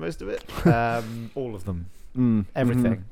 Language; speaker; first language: English; native; English